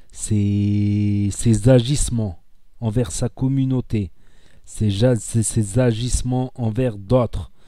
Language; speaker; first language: French; native; French